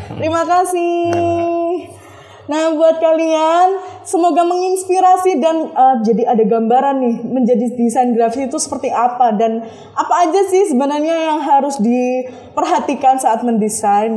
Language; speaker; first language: Indonesian; native; Indonesian